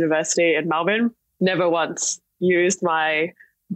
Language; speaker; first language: English; native; English